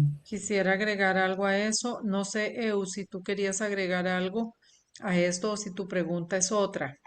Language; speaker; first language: Spanish; native; Spanish